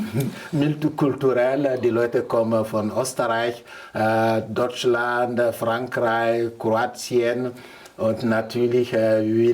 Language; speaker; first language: German; non-native, learner; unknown